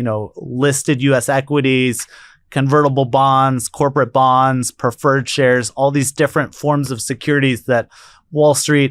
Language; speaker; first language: English; native; English